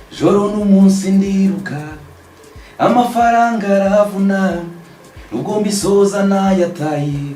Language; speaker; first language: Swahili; non-native, local second language; Kinyarwanda